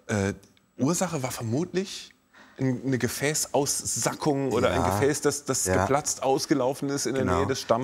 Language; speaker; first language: German; native; German